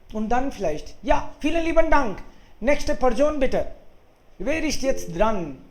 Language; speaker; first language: German; non-native, fluent; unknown